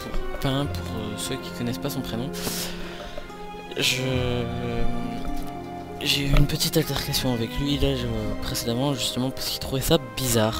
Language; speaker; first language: French; native; French